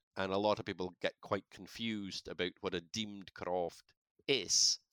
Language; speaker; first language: English; native; English